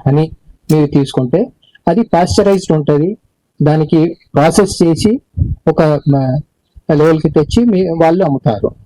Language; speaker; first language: Telugu; native; Telugu